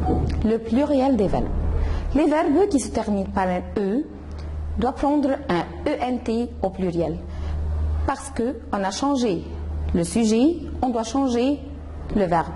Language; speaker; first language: French; non-native, fluent; Arabic